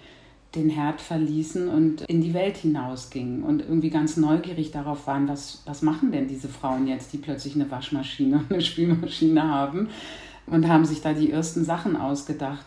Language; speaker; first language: German; native; German